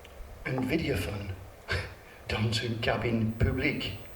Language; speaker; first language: French; non-native, learner; English